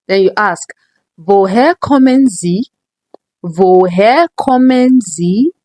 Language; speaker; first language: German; non-native, learner; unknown